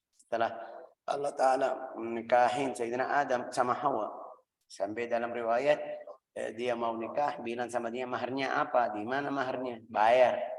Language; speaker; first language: Indonesian; non-native, fluent; Arabic